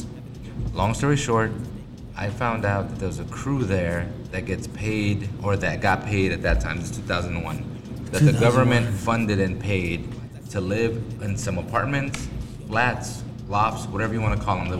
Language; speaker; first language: English; early bilingual, other home language; Spanish